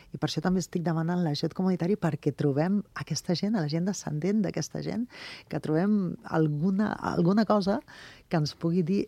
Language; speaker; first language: Catalan; non-native, local second language; Spanish